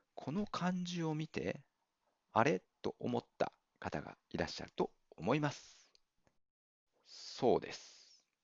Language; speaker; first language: Japanese; native; Japanese